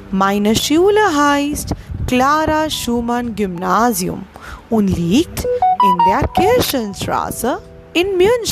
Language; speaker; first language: German; non-native, fluent; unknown